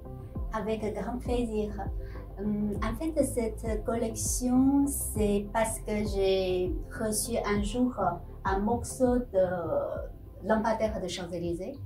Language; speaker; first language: French; non-native, fluent; Chinese